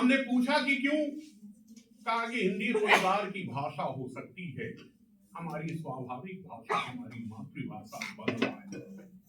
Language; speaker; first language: Hindi; non-native, local second language; Bhojpuri